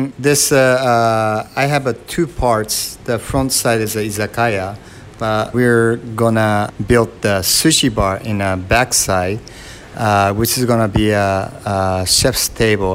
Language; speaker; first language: English; non-native, fluent; Japanese